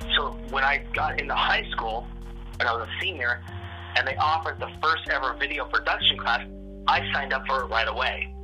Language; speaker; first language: English; native; English